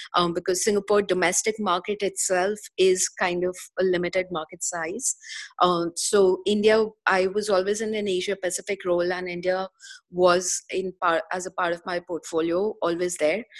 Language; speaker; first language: English; non-native, local second language; Hindi